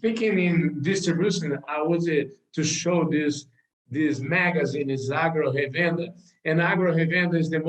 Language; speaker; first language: English; non-native, learner; Portuguese